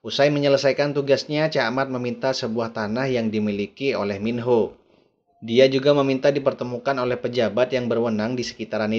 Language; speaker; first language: Indonesian; native; Indonesian